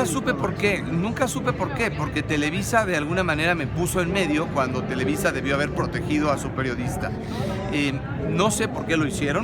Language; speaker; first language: Spanish; native; Spanish